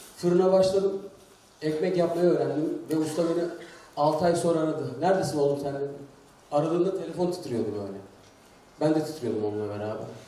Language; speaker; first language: Turkish; native; Turkish